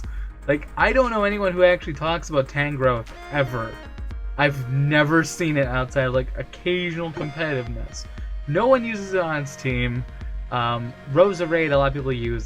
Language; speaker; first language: English; native; English